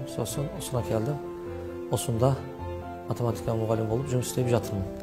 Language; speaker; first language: Kazakh; non-native, learner; Turkish